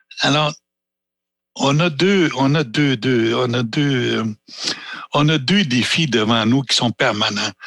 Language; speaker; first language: French; non-native, local second language; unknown